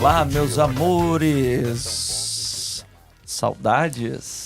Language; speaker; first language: Portuguese; native; Portuguese